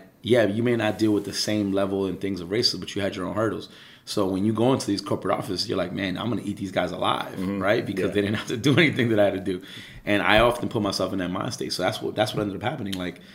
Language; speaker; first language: English; native; English